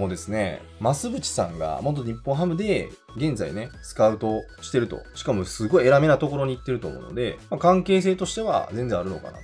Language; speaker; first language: Japanese; native; Japanese